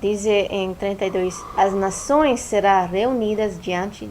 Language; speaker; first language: Portuguese; non-native, fluent; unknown